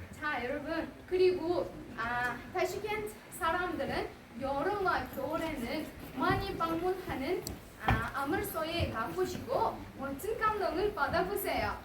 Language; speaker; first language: Korean; non-native, learner; Uzbek